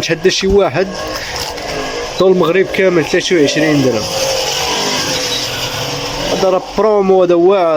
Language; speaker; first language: Arabic; native; Arabic